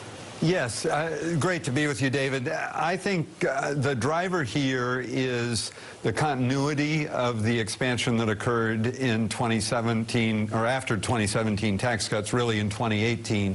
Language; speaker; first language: English; native; English